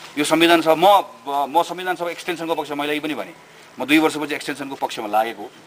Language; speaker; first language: Nepali; native; Nepali